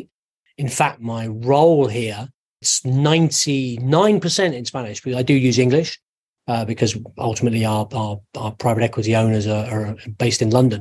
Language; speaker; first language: English; native; English